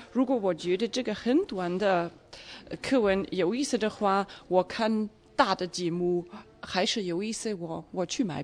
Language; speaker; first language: Chinese; non-native, fluent; German